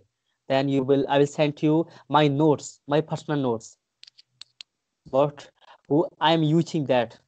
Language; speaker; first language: English; non-native, fluent; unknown